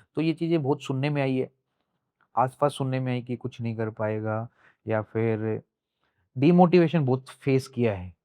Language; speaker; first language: Hindi; native; Hindi